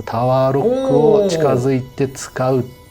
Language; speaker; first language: Japanese; native; Japanese